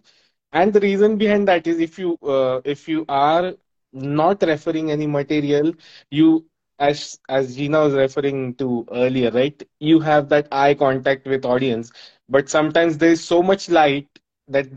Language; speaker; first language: English; non-native, local second language; Marathi